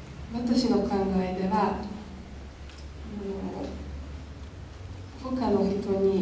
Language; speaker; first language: Japanese; non-native, learner; Hungarian